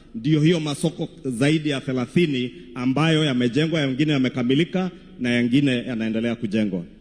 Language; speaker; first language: Swahili; non-native, local second language; Kikuyu